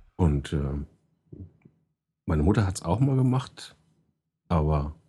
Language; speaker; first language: German; native; German